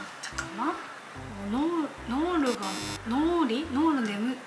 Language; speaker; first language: Korean; non-native, learner; Japanese